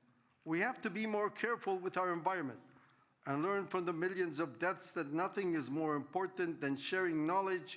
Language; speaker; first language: English; non-native, fluent; Spanish